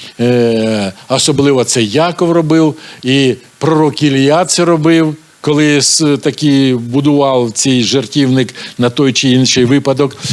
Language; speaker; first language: Ukrainian; non-native, local second language; Russian